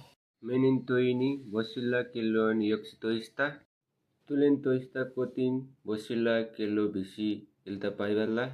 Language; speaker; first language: Finnish; non-native, learner; Nepali